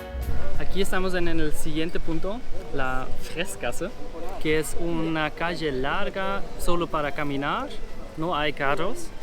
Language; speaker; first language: Spanish; non-native, learner; German